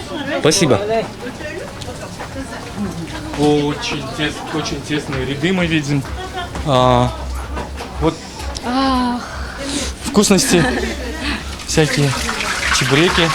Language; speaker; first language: Russian; native; Russian